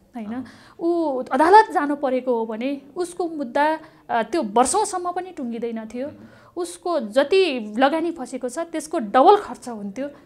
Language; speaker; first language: Nepali; native; Nepali